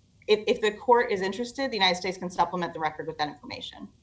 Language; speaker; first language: English; native; English